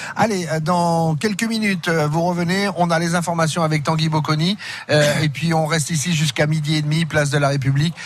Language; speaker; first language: French; native; French